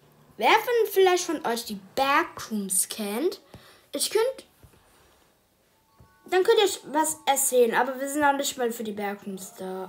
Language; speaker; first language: German; early bilingual, other home language; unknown